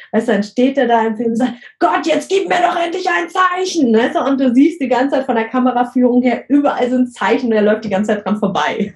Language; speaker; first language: German; early bilingual, other home language; Vietnamese